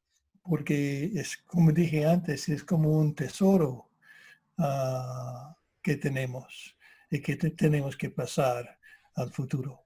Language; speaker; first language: Spanish; non-native, fluent; English